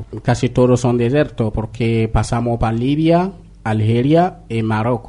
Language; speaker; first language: Spanish; non-native, learner; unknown